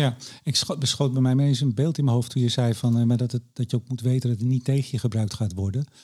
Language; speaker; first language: Dutch; native; Dutch